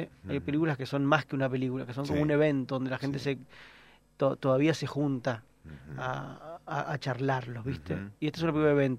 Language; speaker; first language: Spanish; native; Spanish